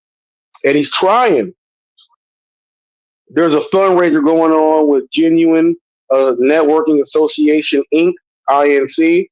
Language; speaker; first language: English; native; English